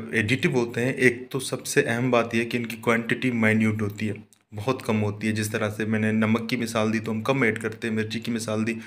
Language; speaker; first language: Urdu; non-native, local second language; Sindhi